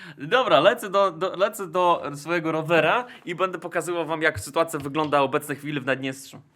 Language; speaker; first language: Polish; non-native, fluent; Russian